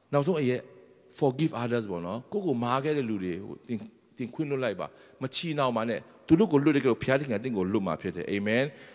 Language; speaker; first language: Burmese; non-native, local second language; Tedim Chin